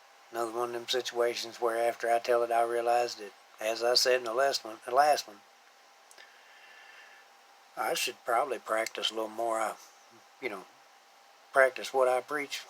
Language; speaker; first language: English; native; English